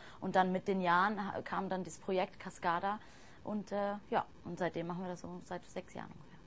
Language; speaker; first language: German; early bilingual, other home language; English